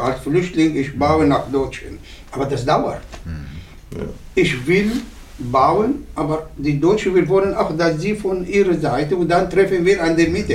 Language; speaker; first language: German; non-native, learner; Arabic